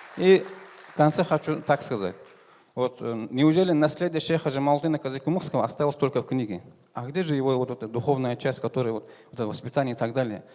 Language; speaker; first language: Russian; non-native, local second language; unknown